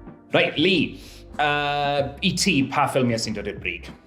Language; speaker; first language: Welsh; native; Welsh